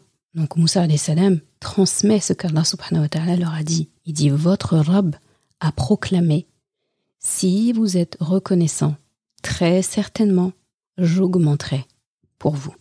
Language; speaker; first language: French; native; French